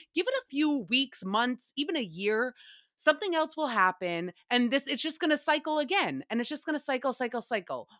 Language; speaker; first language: English; native; English